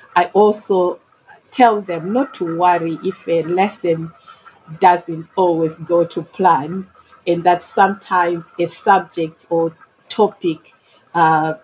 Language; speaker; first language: English; non-native, local second language; Shona